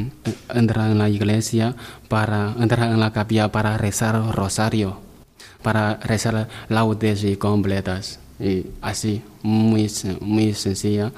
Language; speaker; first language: Spanish; non-native, learner; Chinese